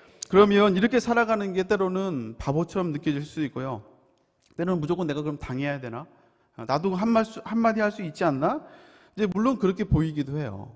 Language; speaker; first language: Korean; native; Korean